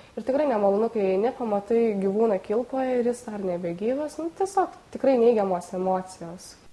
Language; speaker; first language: Lithuanian; native; Lithuanian